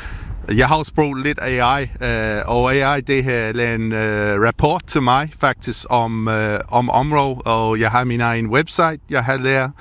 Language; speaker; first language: Danish; non-native, learner; English